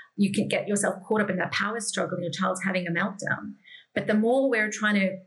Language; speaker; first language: English; native; English